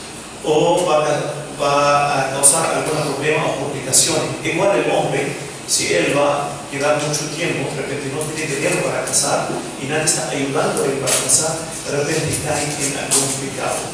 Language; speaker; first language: Spanish; non-native, fluent; Arabic